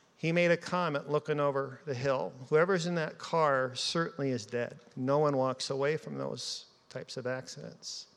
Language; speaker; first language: English; native; English